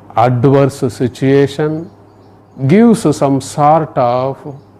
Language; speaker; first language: English; non-native, local second language; Kannada